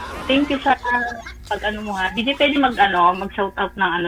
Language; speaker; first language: Filipino; native; Filipino